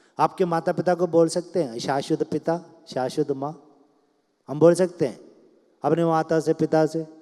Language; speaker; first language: Hindi; non-native, local second language; Malayalam